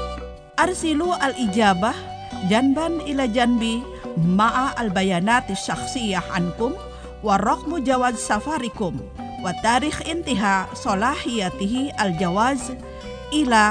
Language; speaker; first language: Arabic; non-native, fluent; Indonesian